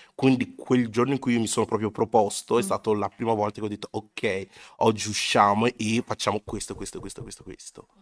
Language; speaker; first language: Italian; early bilingual, other home language; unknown